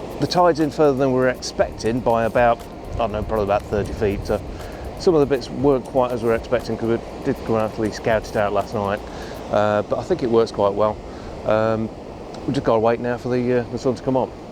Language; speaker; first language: English; native; English